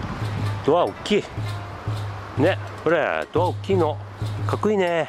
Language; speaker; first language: Japanese; native; Japanese